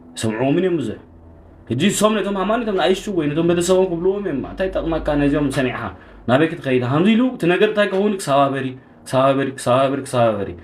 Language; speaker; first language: Tigrinya; native; Tigrinya